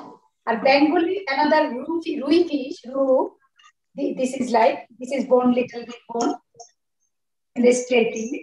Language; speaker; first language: English; non-native, learner; Bangla